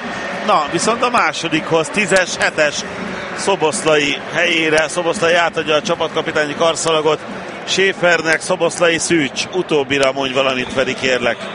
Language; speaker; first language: Hungarian; native; Hungarian